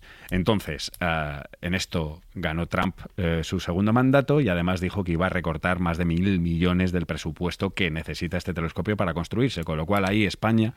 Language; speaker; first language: Spanish; native; Spanish